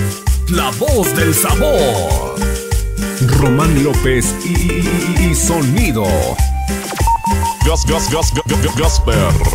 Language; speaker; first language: Spanish; native; Spanish